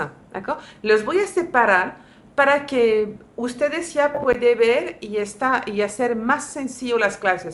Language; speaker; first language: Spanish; non-native, learner; French